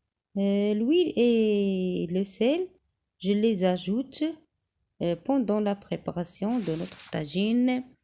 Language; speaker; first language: French; non-native, local second language; Arabic